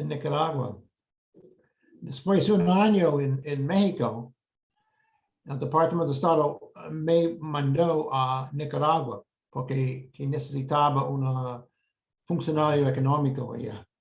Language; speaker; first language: Spanish; non-native, fluent; English